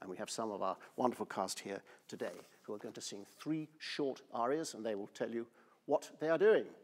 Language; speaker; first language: English; native; English